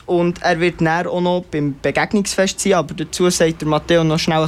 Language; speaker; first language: German; native; German